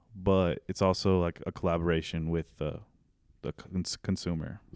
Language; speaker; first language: English; native; English